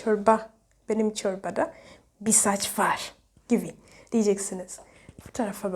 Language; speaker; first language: Turkish; non-native, fluent; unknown